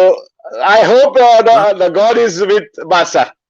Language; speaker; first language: English; non-native, local second language; Bangla